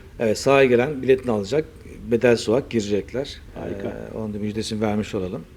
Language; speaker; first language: Turkish; native; Turkish